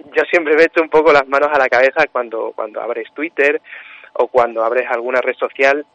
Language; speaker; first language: Spanish; native; Spanish